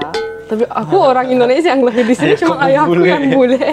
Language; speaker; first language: Indonesian; non-native, fluent; Turkish